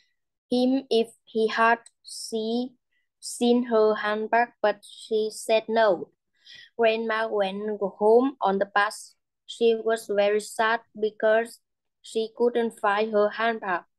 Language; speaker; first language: English; non-native, learner; Vietnamese